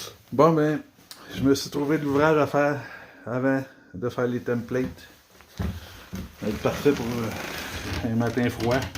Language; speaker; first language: French; native; French